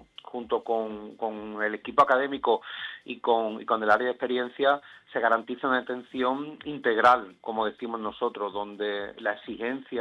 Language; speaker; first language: Spanish; native; Spanish